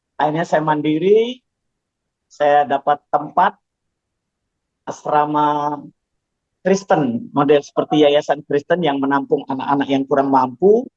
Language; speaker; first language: Indonesian; non-native, local second language; Javanese